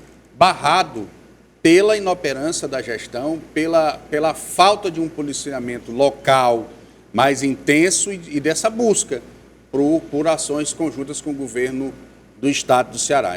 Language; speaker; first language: Portuguese; native; Portuguese